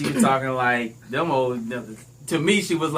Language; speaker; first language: English; native; English